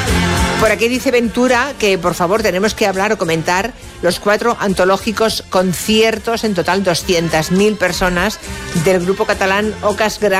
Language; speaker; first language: Spanish; native; Spanish